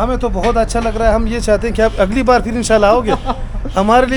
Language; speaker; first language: Hindi; non-native, fluent; Pashto